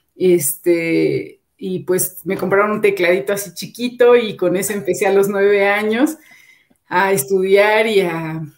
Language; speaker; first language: Spanish; native; Spanish